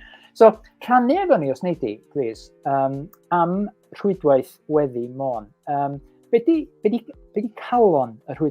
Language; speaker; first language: Welsh; native; Welsh